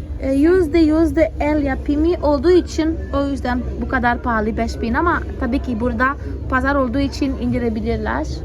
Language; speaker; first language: Turkish; non-native, fluent; Portuguese